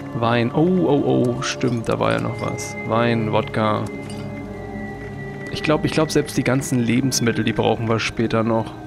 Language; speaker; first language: German; native; German